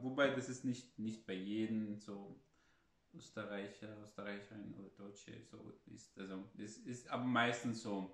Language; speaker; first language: German; non-native, fluent; Arabic